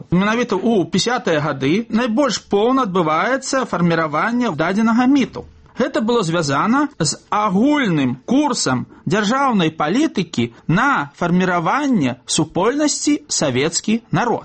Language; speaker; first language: Belarusian; native; Belarusian